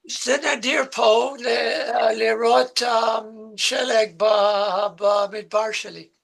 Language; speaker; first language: Hebrew; non-native, learner; English